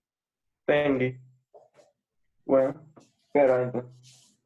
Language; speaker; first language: Spanish; non-native, fluent; Portuguese